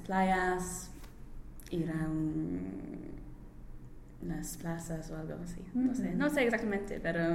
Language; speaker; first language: Spanish; non-native, learner; English